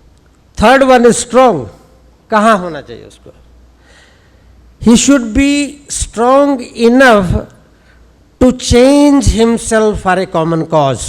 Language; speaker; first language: Hindi; native; Hindi